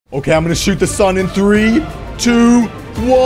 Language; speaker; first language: English; native; English